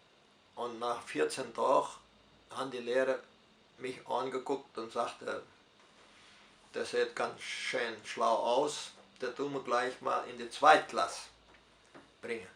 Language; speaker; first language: German; early bilingual, heritage; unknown